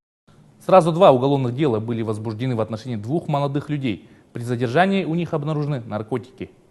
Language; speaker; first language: Russian; native; Russian